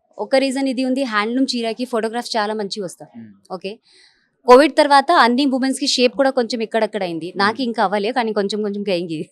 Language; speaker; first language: Telugu; non-native, learner; Hindi